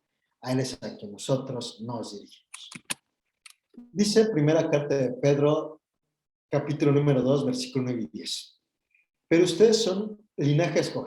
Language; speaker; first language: Spanish; native; Spanish